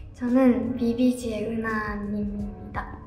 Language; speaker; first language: Korean; non-native, learner; Japanese